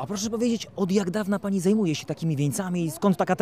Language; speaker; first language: Polish; native; Polish